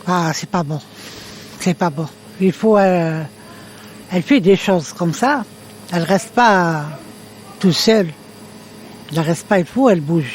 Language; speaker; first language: French; non-native, learner; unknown